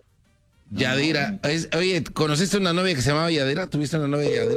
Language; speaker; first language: Spanish; native; Spanish